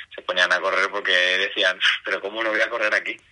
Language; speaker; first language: Spanish; native; Spanish